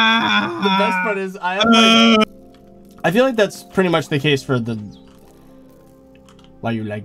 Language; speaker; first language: English; native; English